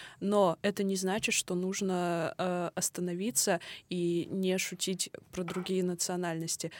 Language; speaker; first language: Russian; native; Russian